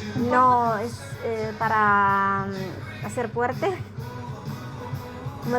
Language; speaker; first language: Spanish; non-native, learner; Filipino